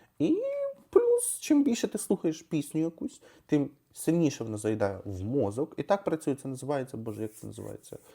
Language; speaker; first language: Ukrainian; non-native, local second language; Russian